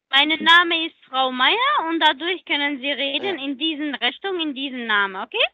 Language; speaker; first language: German; non-native, learner; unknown